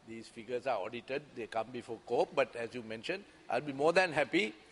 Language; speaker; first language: English; non-native, local second language; Sinhala